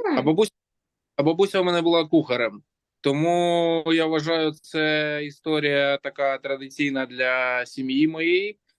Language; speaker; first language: Ukrainian; native; Ukrainian